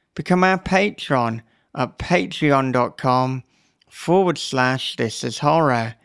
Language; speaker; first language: English; native; English